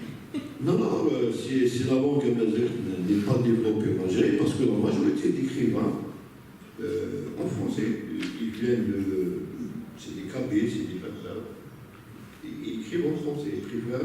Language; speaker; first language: French; non-native, local second language; Arabic